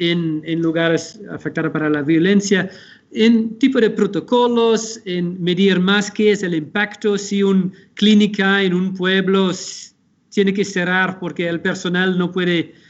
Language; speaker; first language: Spanish; non-native, fluent; Dutch